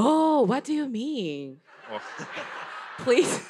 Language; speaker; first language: English; non-native, learner; Japanese